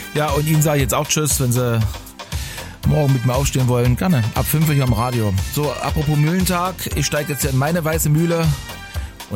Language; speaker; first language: German; native; German